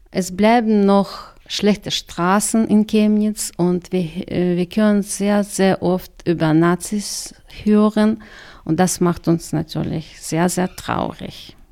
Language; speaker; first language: German; non-native, fluent; Russian